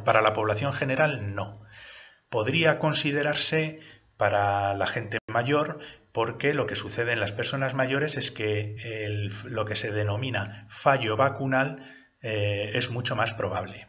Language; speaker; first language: Spanish; native; Spanish